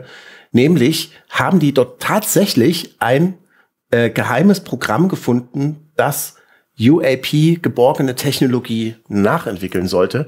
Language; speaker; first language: German; native; German